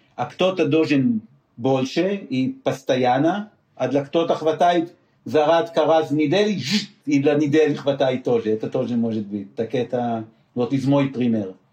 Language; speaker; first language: Russian; non-native, learner; Hebrew